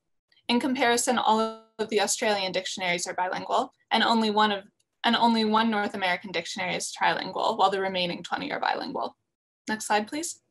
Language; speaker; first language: English; native; English